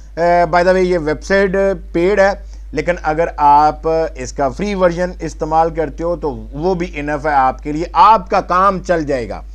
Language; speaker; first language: Urdu; non-native, local second language; Punjabi